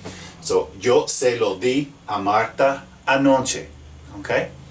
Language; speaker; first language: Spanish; non-native, fluent; English